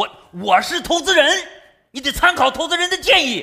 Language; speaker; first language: Chinese; native; Chinese